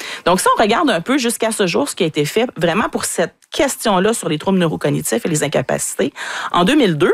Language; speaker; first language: French; native; French